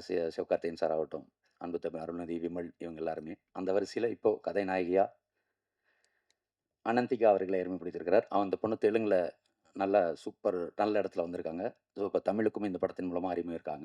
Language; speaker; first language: Tamil; native; Tamil